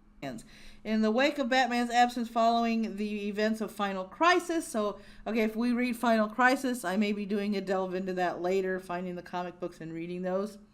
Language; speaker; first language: English; native; English